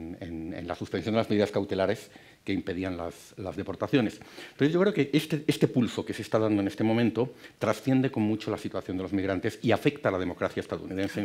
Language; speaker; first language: Spanish; native; Spanish